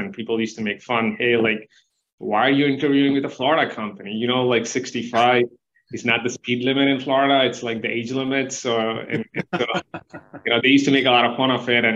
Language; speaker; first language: English; non-native, local second language; Telugu